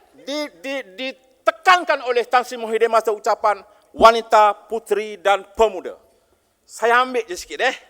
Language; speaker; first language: Malay; native; Malay